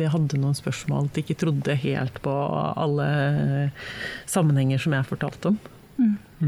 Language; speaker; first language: Norwegian; native; Norwegian